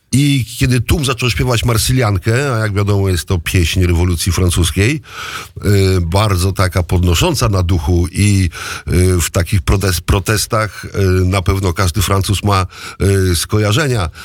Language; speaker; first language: Polish; native; Polish